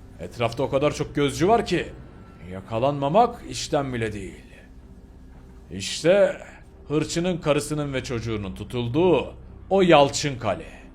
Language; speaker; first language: Turkish; native; Turkish